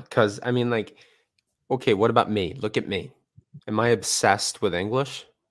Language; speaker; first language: English; native; English